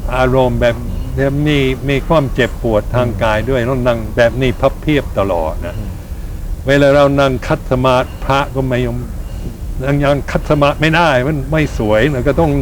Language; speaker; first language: Thai; non-native, fluent; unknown